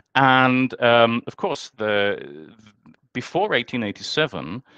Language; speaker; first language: English; native; English